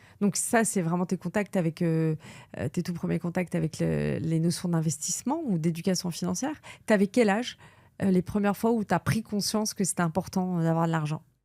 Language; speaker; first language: French; native; French